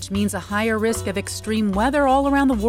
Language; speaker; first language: English; native; English